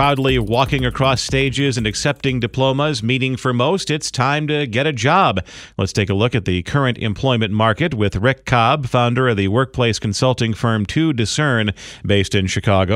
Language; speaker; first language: English; native; English